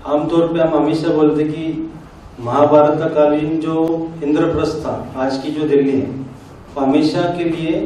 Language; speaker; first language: Hindi; non-native, local second language; Marathi